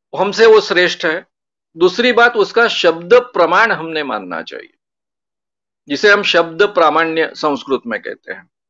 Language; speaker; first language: Hindi; non-native, local second language; Marathi